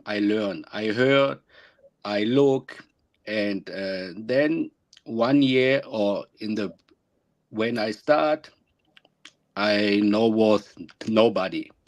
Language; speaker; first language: English; non-native, learner; German